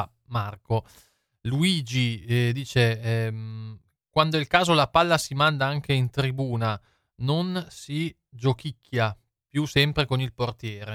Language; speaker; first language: Italian; native; Italian